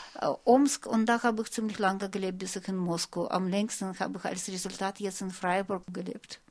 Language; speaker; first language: German; non-native, fluent; Russian